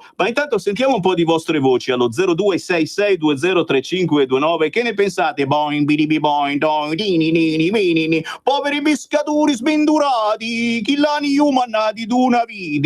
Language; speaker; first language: Italian; native; Italian